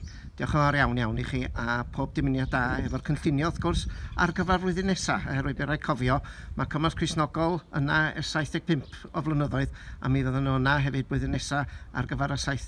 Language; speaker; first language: Welsh; native; Welsh